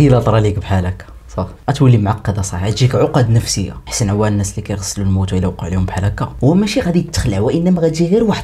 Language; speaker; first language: Arabic; native; Arabic